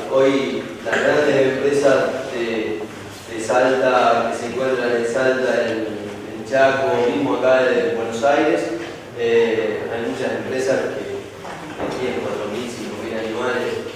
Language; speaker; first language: Spanish; native; Spanish